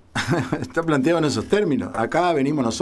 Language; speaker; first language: Spanish; native; Spanish